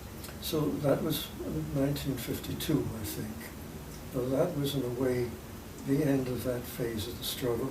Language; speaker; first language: English; native; English